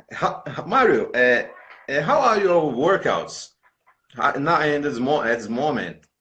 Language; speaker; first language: English; non-native, learner; Portuguese